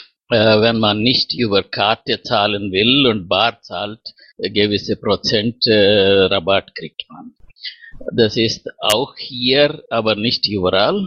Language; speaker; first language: German; non-native, fluent; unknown